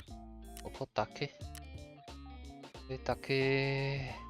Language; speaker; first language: Japanese; non-native, learner; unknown